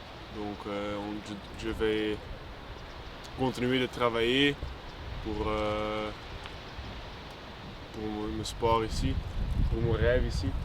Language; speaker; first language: French; non-native, learner; Dutch